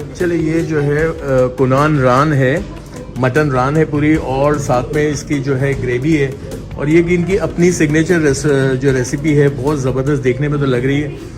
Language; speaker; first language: Hindi; native; Hindi